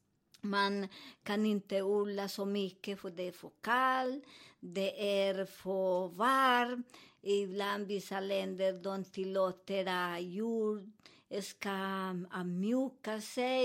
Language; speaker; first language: Swedish; non-native, learner; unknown